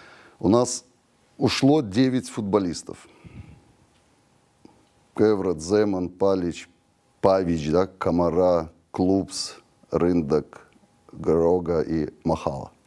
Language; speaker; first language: Polish; non-native, learner; Russian